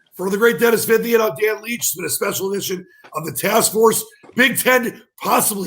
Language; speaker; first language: English; native; English